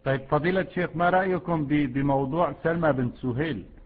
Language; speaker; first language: Arabic; native; Arabic